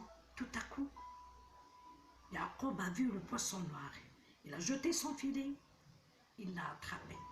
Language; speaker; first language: French; non-native, local second language; Arabic